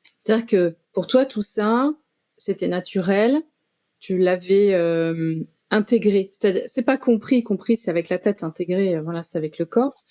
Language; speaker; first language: French; native; French